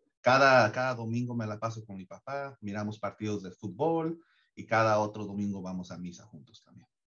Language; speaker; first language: Spanish; early bilingual, heritage; Spanish